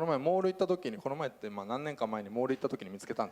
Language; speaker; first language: Japanese; native; Japanese